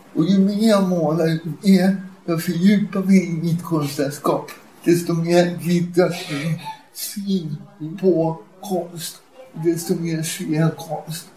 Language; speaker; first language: Swedish; native; Swedish